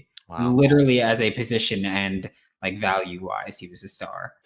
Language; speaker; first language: English; native; English